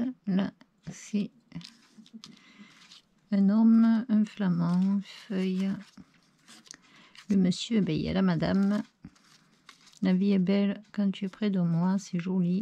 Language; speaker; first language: French; native; French